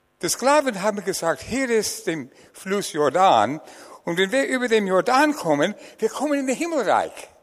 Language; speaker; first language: German; non-native, fluent; English